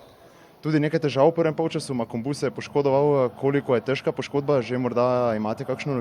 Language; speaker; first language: Slovenian; native; Slovenian